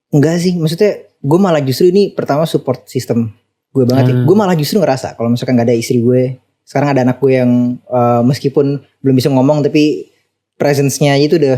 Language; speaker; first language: Indonesian; native; Indonesian